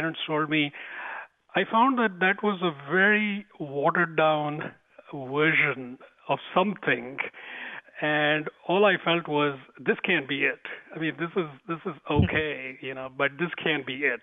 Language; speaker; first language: English; non-native, local second language; Tamil